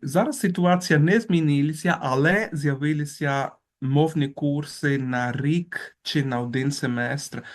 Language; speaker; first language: Ukrainian; non-native, fluent; Italian